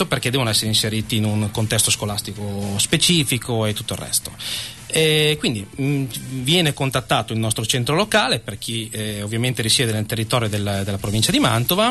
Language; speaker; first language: Italian; native; Italian